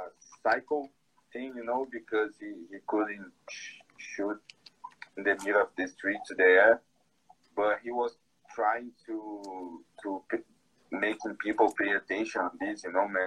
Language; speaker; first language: English; non-native, fluent; Portuguese